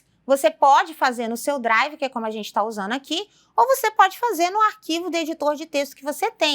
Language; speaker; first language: Portuguese; native; Portuguese